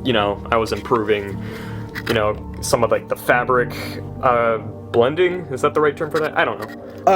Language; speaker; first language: English; native; English